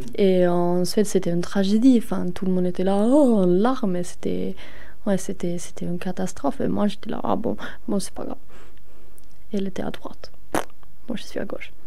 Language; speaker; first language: French; non-native, fluent; Swedish